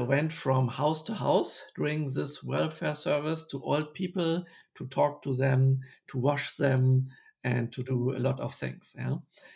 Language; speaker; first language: English; non-native, fluent; German